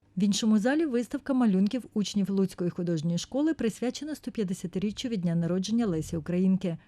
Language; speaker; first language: Ukrainian; native; Ukrainian